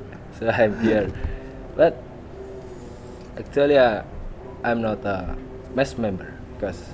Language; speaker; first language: English; non-native, learner; Indonesian